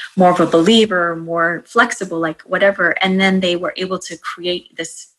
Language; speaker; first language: English; native; English